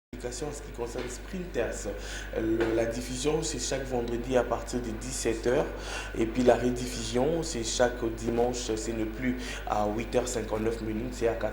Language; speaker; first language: French; non-native, local second language; Lingala